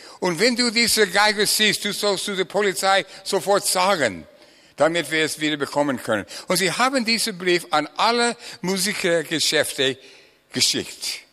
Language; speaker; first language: German; non-native, fluent; English